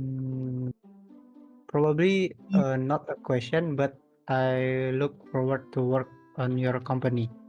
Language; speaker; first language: English; non-native, learner; Indonesian